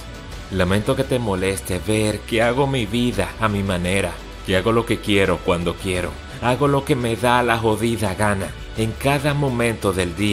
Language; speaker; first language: Spanish; native; Spanish